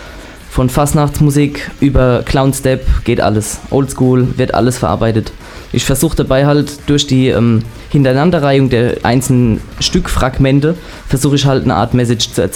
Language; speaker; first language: German; native; German